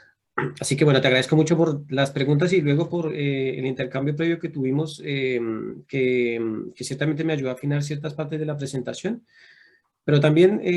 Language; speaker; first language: Spanish; native; Spanish